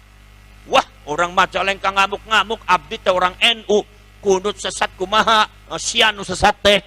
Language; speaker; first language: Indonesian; non-native, local second language; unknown